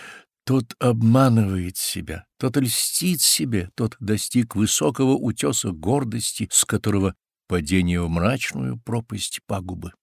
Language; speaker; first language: Russian; native; Russian